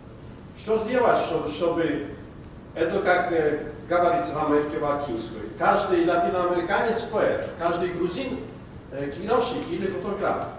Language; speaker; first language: Russian; non-native, local second language; Georgian